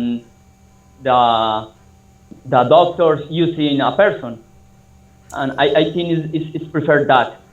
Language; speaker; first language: English; non-native, learner; Spanish